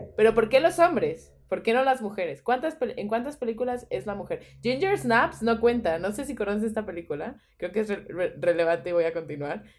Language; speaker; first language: Spanish; native; Spanish